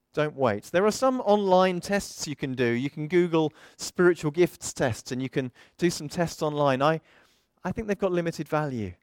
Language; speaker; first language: English; native; English